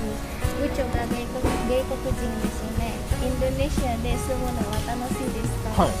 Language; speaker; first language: Japanese; non-native, fluent; Indonesian